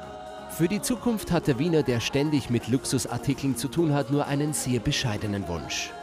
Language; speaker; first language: German; native; German